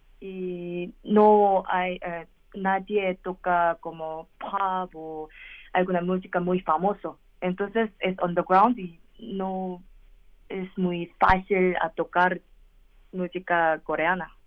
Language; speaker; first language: Spanish; non-native, learner; Korean